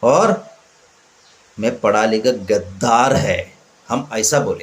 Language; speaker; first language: Hindi; non-native, local second language; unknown